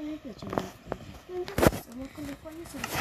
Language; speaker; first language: Italian; early bilingual, other home language; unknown